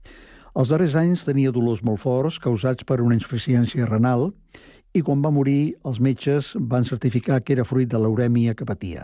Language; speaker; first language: Catalan; native; Catalan